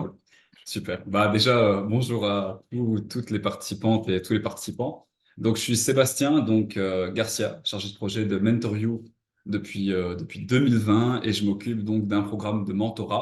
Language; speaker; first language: French; native; French